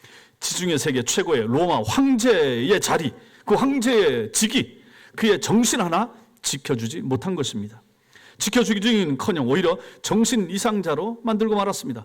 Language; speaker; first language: Korean; native; Korean